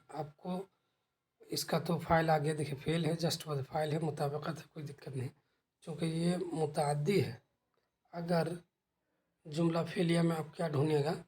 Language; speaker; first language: Urdu; native; Urdu